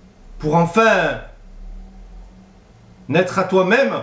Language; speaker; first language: French; native; French